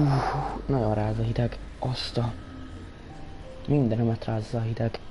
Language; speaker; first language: Hungarian; native; Hungarian